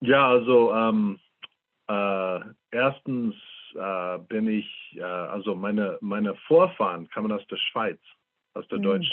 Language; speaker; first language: German; non-native, fluent; English